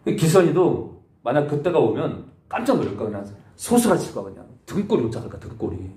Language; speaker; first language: Korean; native; Korean